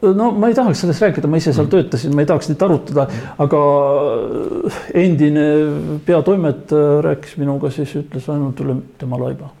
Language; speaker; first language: Estonian; non-native, local second language; Russian